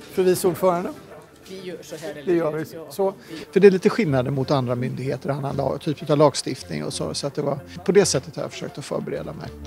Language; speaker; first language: Swedish; native; Swedish